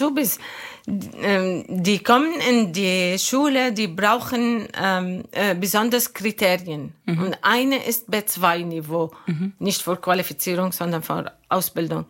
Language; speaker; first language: German; non-native, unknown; Arabic